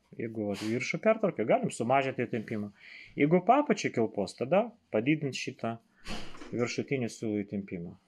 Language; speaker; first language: Lithuanian; non-native, local second language; Russian